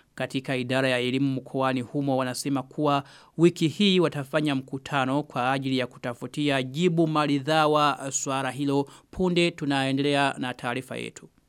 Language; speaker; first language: Swahili; non-native, local second language; Rundi